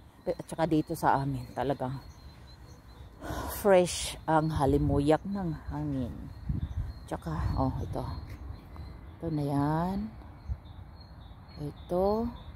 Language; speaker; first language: Filipino; native; Filipino